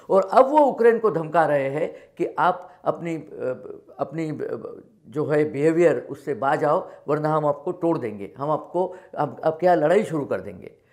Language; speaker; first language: Hindi; non-native, local second language; Marathi